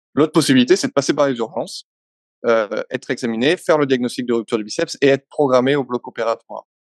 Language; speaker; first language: French; native; French